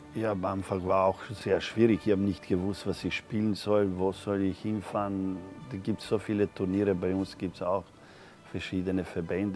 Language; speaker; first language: German; non-native, fluent; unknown